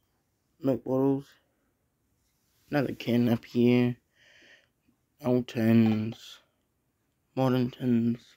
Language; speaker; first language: English; native; English